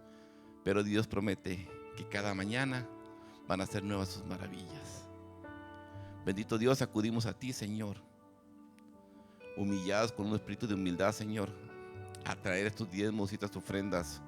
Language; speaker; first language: Spanish; native; Spanish